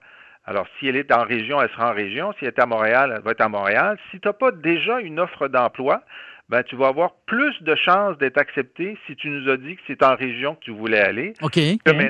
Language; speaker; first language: French; native; French